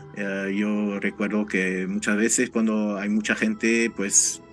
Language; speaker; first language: Spanish; non-native, fluent; French